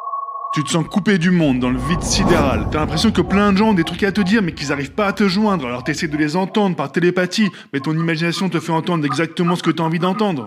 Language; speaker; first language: French; native; French